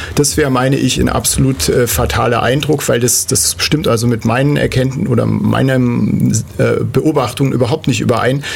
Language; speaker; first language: German; native; German